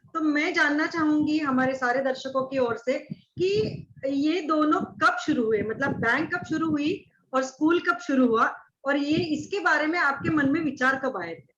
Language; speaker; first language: Hindi; non-native, local second language; Marathi